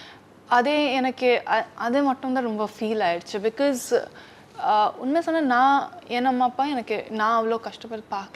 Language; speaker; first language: Tamil; non-native, learner; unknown